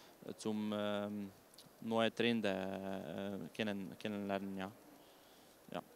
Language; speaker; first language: German; non-native, learner; Slovenian